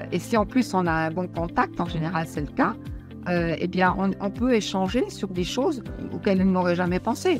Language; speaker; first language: French; non-native, fluent; Spanish